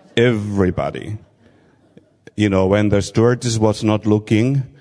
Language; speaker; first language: English; non-native, fluent; Finnish